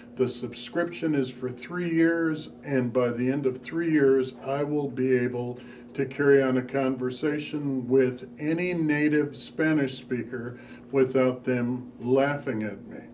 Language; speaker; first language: English; native; English